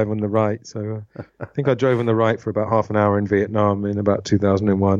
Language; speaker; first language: English; native; English